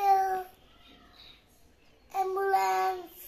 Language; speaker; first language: English; non-native, learner; Bangla